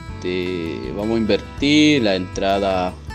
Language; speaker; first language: Spanish; non-native, local second language; Guarani